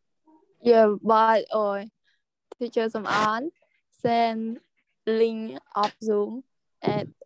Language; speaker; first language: English; non-native, learner; Khmer